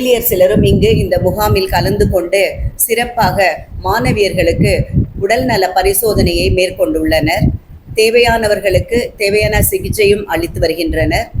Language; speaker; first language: Tamil; native; Tamil